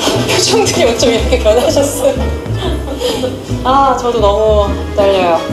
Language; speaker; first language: Korean; native; Korean